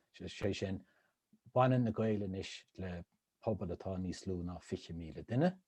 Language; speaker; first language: Irish; native; Irish